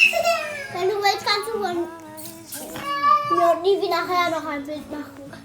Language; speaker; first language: German; early bilingual, heritage; German